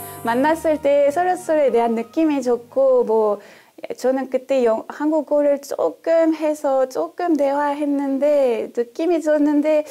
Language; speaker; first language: Korean; non-native, fluent; French